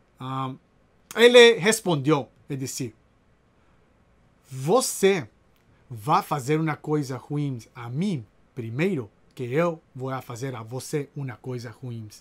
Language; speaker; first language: Portuguese; non-native, learner; Spanish